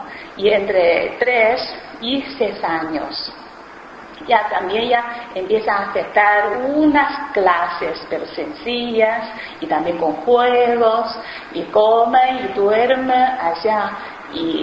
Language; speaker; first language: Spanish; non-native, fluent; Chinese